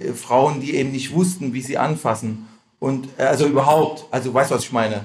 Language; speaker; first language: German; native; German